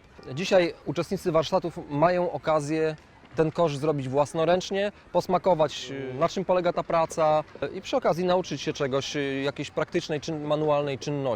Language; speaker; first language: Polish; native; Polish